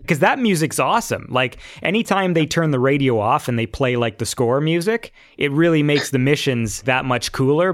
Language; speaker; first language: English; native; English